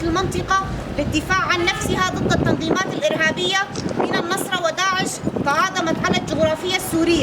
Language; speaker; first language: Arabic; non-native, local second language; Kurdish